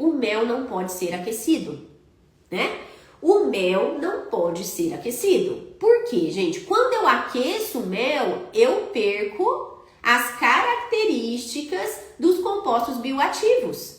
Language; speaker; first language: Portuguese; native; Portuguese